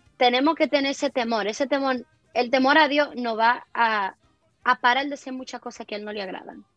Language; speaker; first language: Spanish; early bilingual, heritage; Spanish